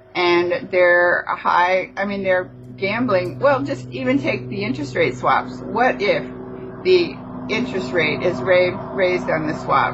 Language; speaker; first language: English; native; English